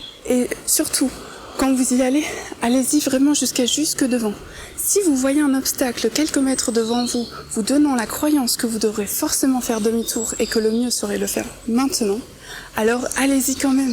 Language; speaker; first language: French; native; French